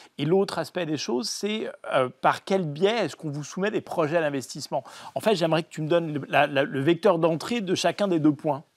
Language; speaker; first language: French; native; French